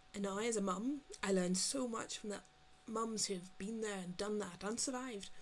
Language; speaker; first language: English; native; English